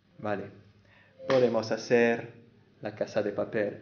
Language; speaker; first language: Spanish; non-native, learner; French